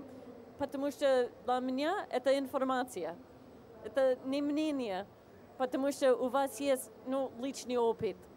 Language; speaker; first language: Russian; non-native, fluent; English